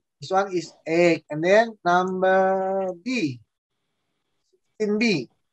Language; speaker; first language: English; non-native, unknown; Indonesian